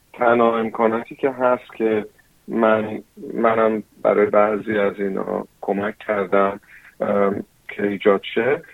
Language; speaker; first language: Persian; early bilingual, heritage; Persian